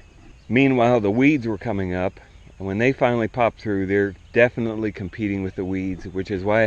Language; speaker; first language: English; native; English